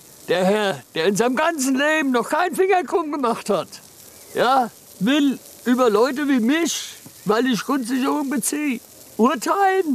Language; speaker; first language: German; native; German